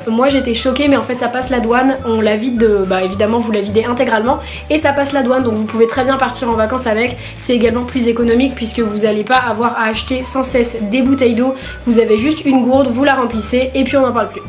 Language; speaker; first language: French; native; French